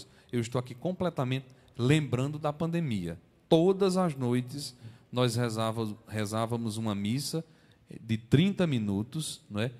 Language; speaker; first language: Portuguese; native; Portuguese